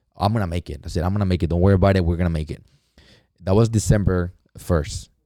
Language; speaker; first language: English; non-native, fluent; Spanish